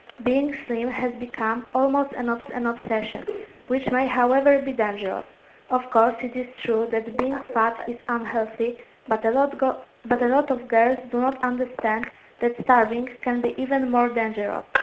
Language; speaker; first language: English; non-native, fluent; Polish